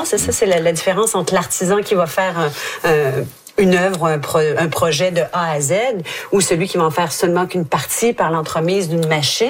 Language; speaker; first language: French; native; French